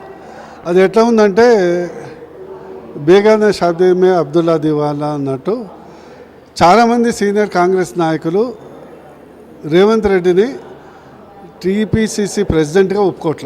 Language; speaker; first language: Telugu; native; Telugu